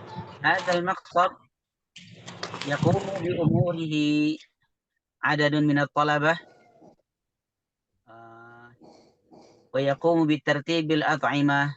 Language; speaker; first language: Arabic; non-native, learner; Indonesian